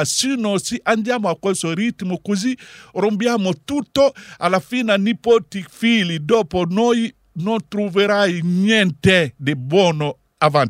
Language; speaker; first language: Italian; non-native, learner; Bambara